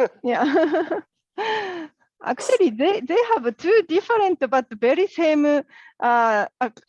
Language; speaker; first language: English; non-native, learner; Japanese